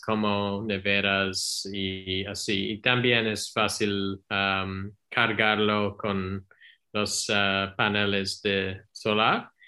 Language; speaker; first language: Spanish; non-native, learner; English